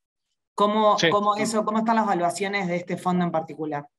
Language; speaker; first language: Spanish; native; Spanish